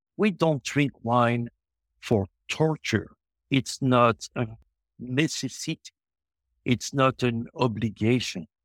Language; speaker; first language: English; non-native, local second language; French